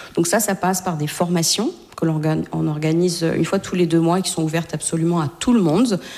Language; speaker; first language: French; native; French